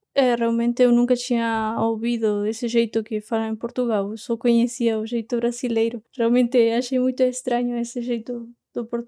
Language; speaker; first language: Portuguese; non-native, fluent; Spanish